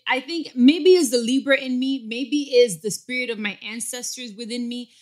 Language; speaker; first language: English; early bilingual, other home language; Spanish